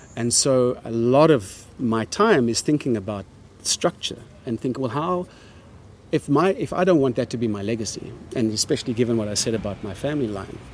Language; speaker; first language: English; native; English